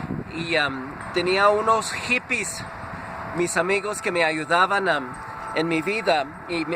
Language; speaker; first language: Spanish; non-native, fluent; English